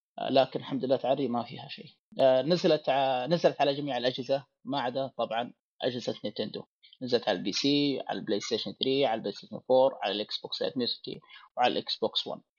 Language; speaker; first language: Arabic; native; Arabic